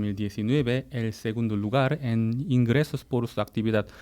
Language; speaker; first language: Spanish; non-native, fluent; Korean